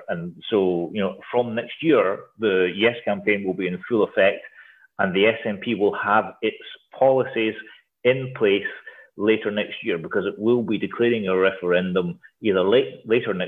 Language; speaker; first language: English; native; English